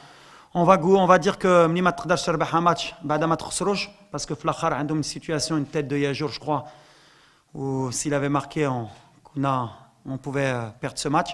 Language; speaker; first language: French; non-native, local second language; Arabic